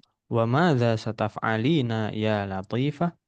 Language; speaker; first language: Arabic; non-native, fluent; Indonesian